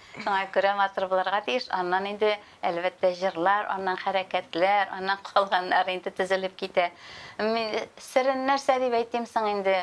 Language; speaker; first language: Tatar; native; Tatar